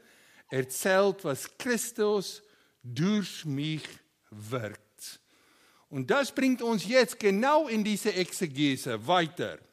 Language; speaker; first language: German; non-native, learner; Afrikaans